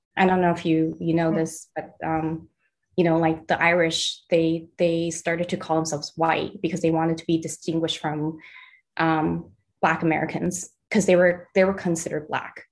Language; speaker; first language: English; early bilingual, other home language; Chinese